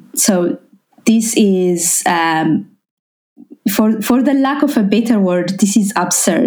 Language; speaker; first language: English; non-native, fluent; Amharic